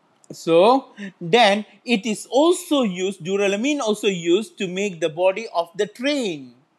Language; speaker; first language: English; non-native, local second language; Malay